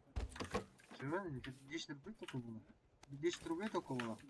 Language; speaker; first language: Russian; non-native, local second language; Yakut